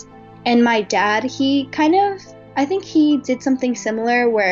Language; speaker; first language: English; native; English